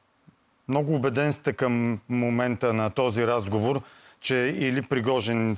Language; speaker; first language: Bulgarian; native; Bulgarian